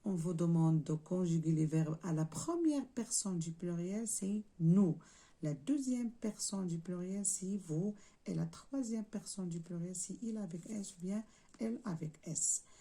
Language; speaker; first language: French; non-native, local second language; Arabic